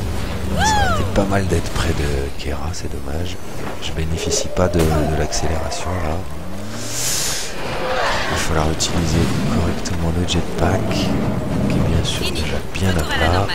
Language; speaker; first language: French; native; French